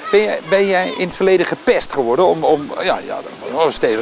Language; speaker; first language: Dutch; native; Dutch